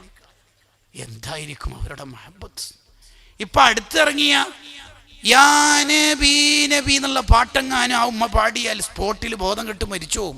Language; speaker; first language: Malayalam; native; Malayalam